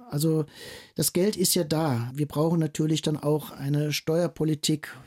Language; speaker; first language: German; native; German